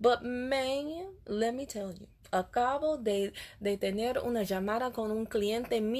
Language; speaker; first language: Spanish; non-native, learner; English